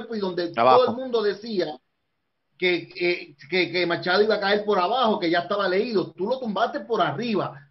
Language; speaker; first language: Spanish; native; Spanish